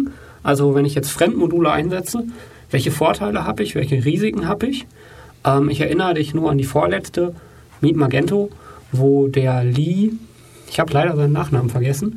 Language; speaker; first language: German; native; German